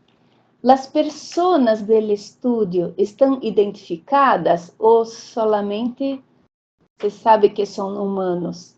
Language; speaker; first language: Spanish; non-native, fluent; Portuguese